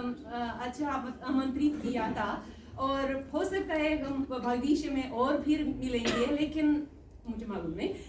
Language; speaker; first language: Hindi; non-native, learner; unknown